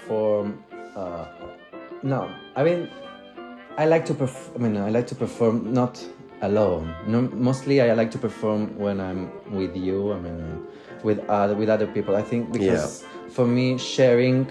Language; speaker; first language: English; non-native, fluent; Italian